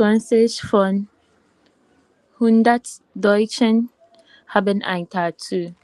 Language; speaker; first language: German; non-native, learner; Filipino